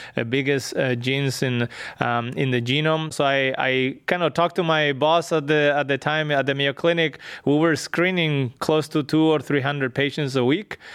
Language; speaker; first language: English; non-native, fluent; Spanish